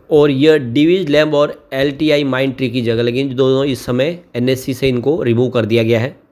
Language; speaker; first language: Hindi; native; Hindi